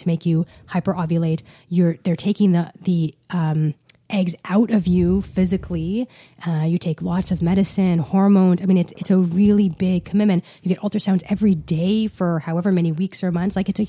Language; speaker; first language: English; native; English